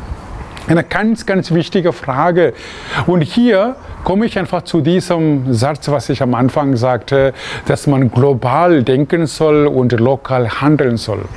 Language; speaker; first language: German; non-native, fluent; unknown